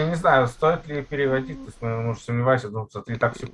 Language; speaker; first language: Russian; native; Russian